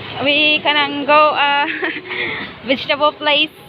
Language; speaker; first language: English; non-native, learner; Cebuano